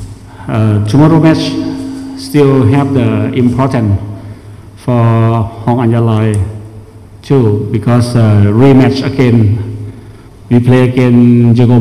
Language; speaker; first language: English; non-native, learner; Thai